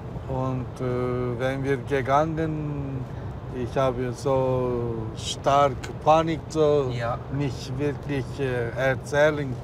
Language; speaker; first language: German; non-native, learner; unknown